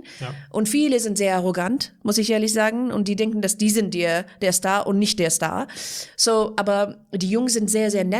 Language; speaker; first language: German; non-native, fluent; Persian